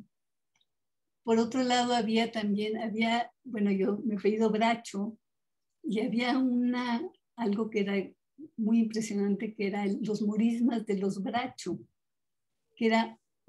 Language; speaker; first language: Spanish; native; Spanish